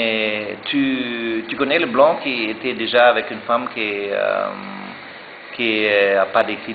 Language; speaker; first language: French; non-native, learner; German